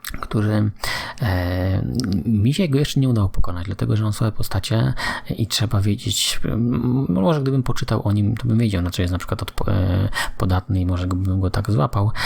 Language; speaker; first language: Polish; native; Polish